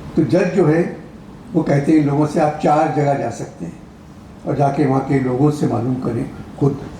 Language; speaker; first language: Urdu; native; Urdu